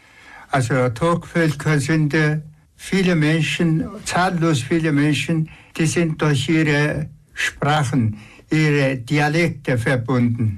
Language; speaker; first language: German; non-native, fluent; Tuvinian